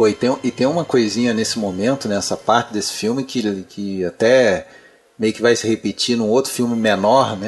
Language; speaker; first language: Portuguese; native; Portuguese